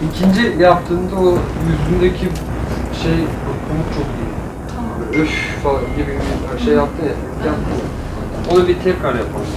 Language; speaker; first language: Turkish; native; Turkish